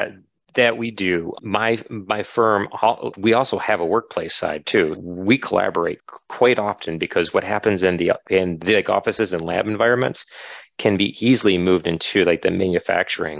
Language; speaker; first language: English; native; English